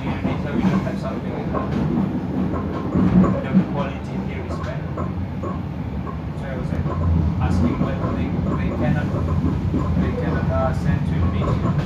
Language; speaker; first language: English; non-native, fluent; Indonesian